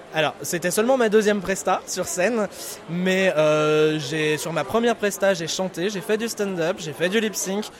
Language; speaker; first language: French; native; French